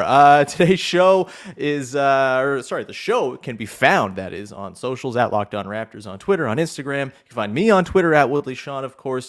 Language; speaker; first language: English; native; English